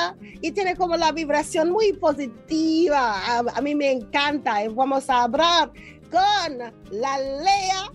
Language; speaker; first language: Spanish; non-native, fluent; French